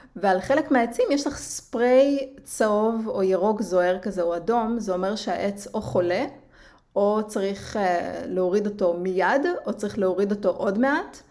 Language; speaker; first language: Hebrew; native; Hebrew